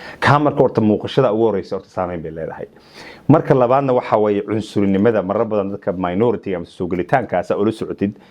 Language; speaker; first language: Somali; early bilingual, heritage; Somali